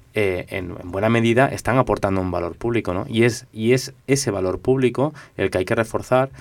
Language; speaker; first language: Spanish; non-native, local second language; Catalan